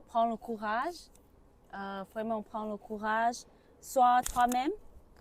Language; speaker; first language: French; non-native, learner; Vietnamese